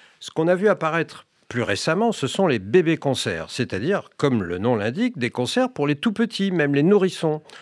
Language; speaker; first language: French; native; French